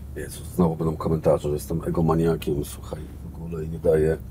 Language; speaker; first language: Polish; native; Polish